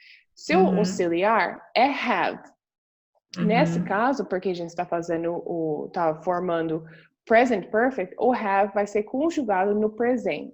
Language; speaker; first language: Portuguese; non-native, fluent; English